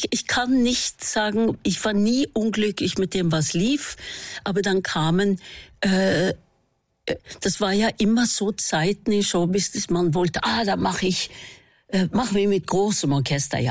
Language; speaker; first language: German; non-native, fluent; Norwegian